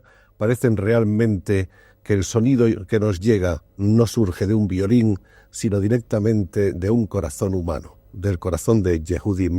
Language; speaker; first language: Spanish; native; Spanish